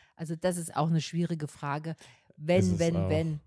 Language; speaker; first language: German; native; German